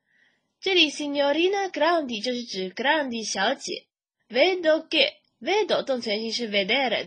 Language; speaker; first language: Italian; non-native, fluent; Chinese